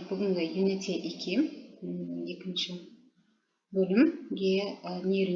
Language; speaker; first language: Turkish; non-native, fluent; Kazakh